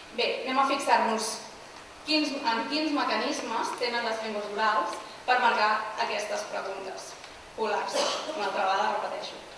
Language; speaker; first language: Catalan; native; Catalan